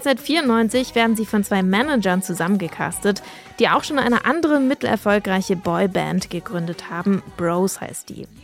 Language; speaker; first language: German; early bilingual, other home language; English